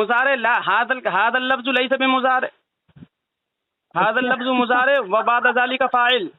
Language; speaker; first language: Arabic; non-native, fluent; Urdu